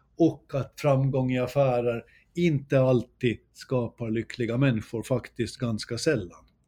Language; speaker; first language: Swedish; native; Swedish